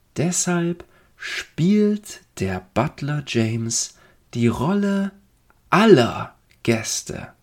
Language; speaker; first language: German; native; German